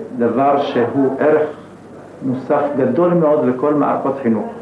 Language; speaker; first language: Hebrew; native; Hebrew